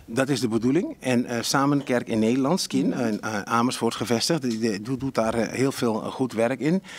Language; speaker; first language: Dutch; non-native, local second language; Papiamento